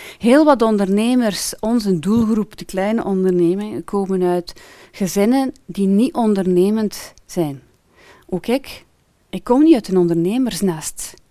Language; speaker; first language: Dutch; native; Dutch